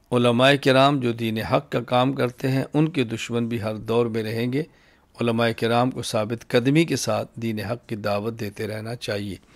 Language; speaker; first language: Urdu; native; Urdu